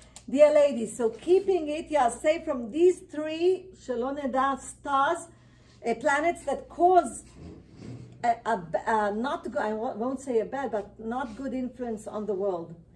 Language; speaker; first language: English; non-native, fluent; Hebrew